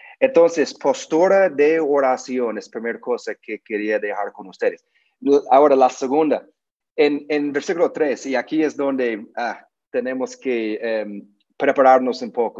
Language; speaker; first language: Spanish; non-native, learner; English